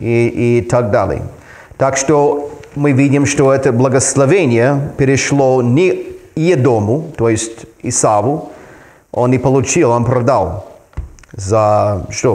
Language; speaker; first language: Russian; non-native, fluent; English